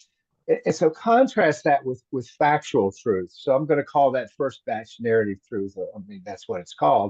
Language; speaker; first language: English; native; English